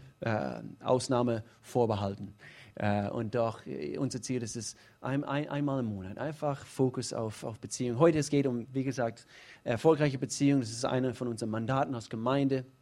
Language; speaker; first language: German; non-native, fluent; English